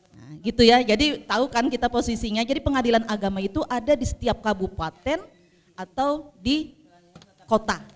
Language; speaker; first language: Indonesian; native; Indonesian